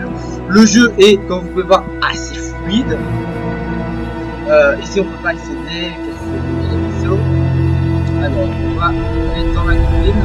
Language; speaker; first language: French; native; French